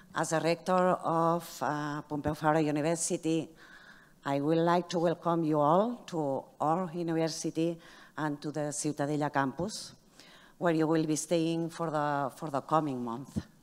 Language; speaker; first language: English; non-native, fluent; Catalan